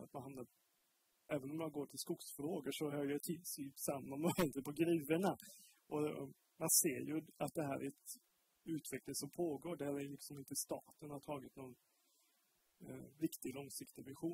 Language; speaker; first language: Swedish; native; Swedish